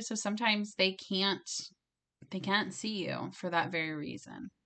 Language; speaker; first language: English; native; English